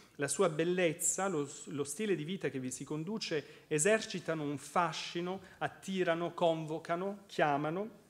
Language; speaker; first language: Italian; native; Italian